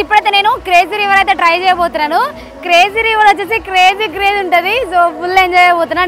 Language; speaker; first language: Telugu; native; Telugu